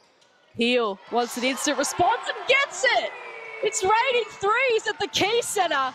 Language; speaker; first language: English; native; English